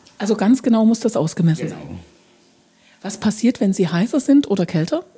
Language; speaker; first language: German; native; German